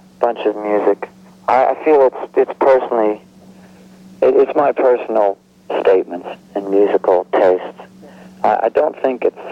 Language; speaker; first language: English; native; English